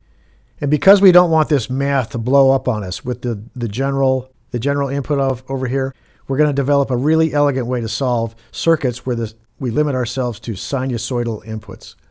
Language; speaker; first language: English; native; English